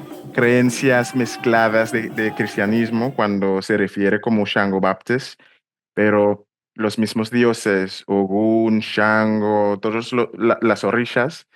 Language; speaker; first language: Spanish; non-native, fluent; English